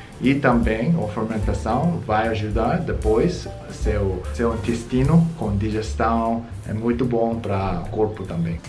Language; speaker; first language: Portuguese; non-native, learner; Korean